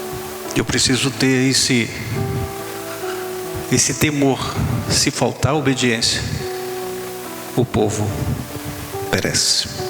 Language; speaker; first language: Portuguese; native; Portuguese